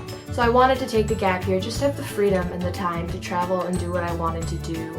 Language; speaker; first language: English; native; English